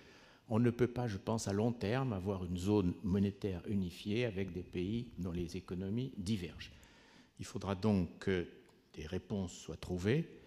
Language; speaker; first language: French; native; French